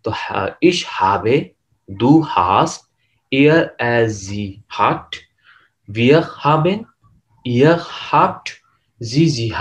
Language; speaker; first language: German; non-native, learner; Urdu